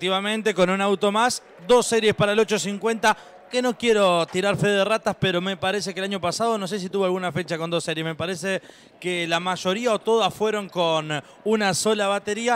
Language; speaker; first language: Spanish; native; Spanish